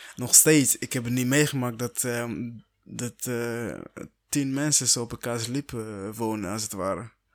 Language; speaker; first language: Dutch; non-native, fluent; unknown